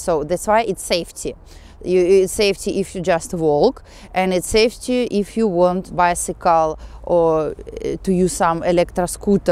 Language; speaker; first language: English; non-native, fluent; Russian